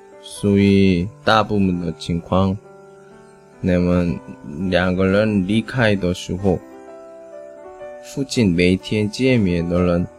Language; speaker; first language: Chinese; non-native, fluent; Korean